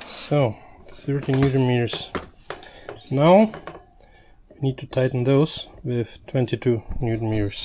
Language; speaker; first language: English; non-native, fluent; German